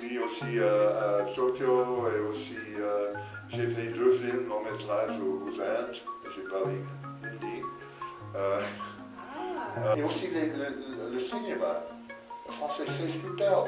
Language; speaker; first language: French; non-native, fluent; English